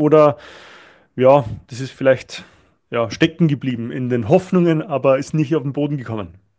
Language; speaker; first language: German; native; German